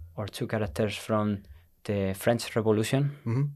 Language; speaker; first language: English; non-native, fluent; Spanish